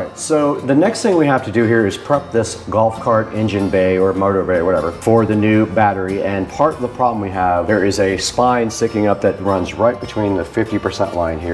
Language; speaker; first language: English; native; English